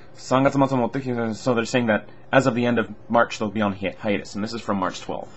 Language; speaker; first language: English; native; English